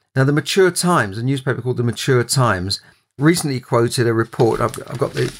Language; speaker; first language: English; native; English